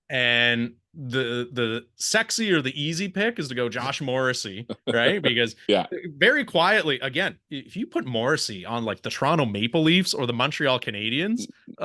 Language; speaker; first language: English; native; English